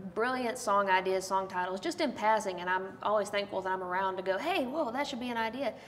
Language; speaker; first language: English; native; English